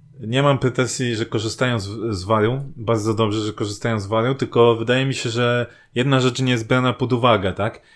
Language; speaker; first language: Polish; native; Polish